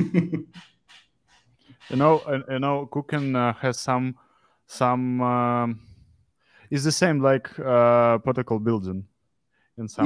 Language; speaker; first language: English; non-native, fluent; Russian